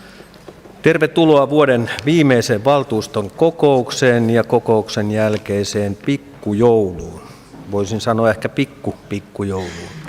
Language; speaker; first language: Finnish; native; Finnish